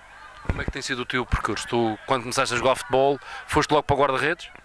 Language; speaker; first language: Portuguese; native; Portuguese